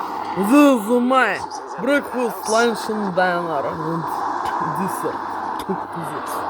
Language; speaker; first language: English; non-native, learner; Russian